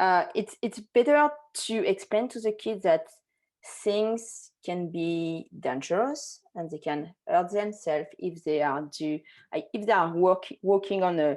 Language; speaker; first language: English; non-native, fluent; French